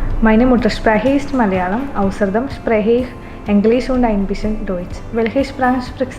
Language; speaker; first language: German; non-native, learner; Malayalam